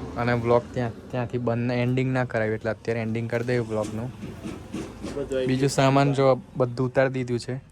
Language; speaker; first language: Gujarati; native; Gujarati